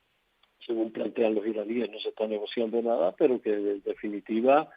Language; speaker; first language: Spanish; native; Spanish